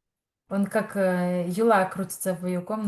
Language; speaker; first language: Russian; native; Russian